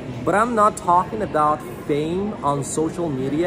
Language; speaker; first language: English; non-native, fluent; Persian